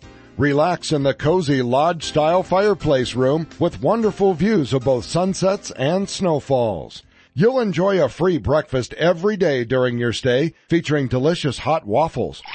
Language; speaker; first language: English; native; English